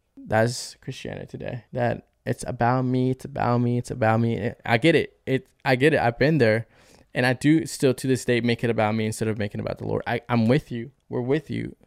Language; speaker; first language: English; early bilingual, other home language; Spanish